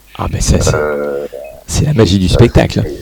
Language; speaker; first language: French; native; French